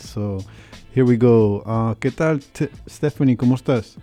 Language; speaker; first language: Spanish; early bilingual, heritage; Spanish